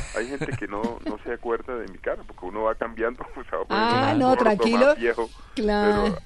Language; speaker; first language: Spanish; native; Spanish